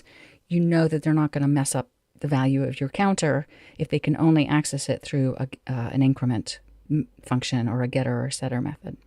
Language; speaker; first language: English; native; English